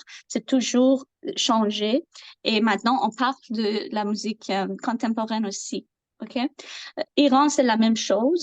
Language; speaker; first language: French; non-native, learner; Persian